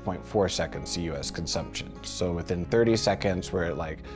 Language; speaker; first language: English; native; English